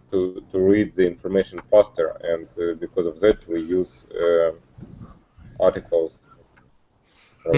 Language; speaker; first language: English; non-native, learner; Russian